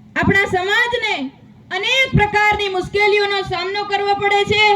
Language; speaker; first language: Gujarati; non-native, local second language; Bhili